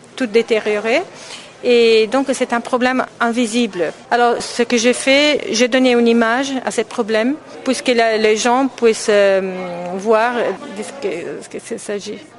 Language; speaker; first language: French; non-native, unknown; Italian